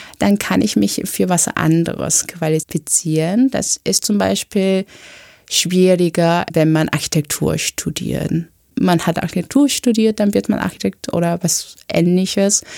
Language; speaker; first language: German; non-native, fluent; Korean